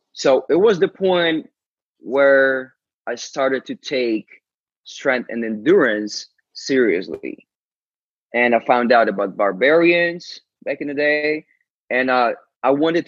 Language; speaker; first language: English; non-native, fluent; Ukrainian